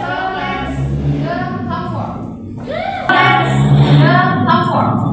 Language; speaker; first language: English; non-native, learner; Indonesian